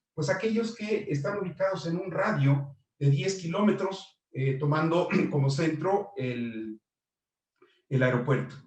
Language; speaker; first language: Spanish; native; Spanish